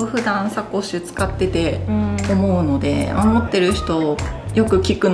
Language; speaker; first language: Japanese; native; Japanese